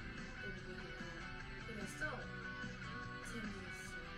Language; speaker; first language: Korean; non-native, learner; English